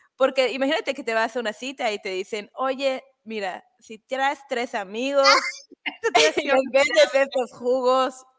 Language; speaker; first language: Spanish; native; Spanish